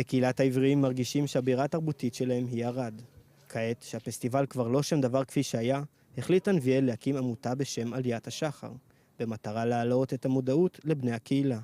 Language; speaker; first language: Hebrew; native; Hebrew